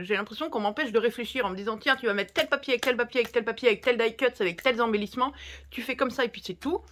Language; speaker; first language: French; native; French